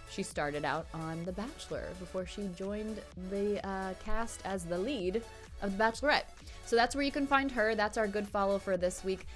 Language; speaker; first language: English; native; English